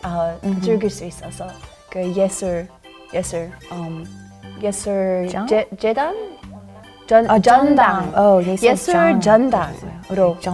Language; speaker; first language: Korean; non-native, learner; English